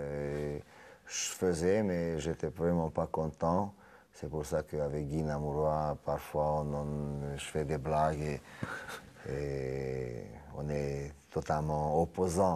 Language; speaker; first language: French; non-native, fluent; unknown